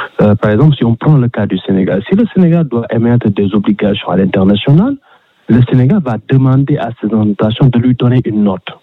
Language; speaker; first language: French; non-native, local second language; Wolof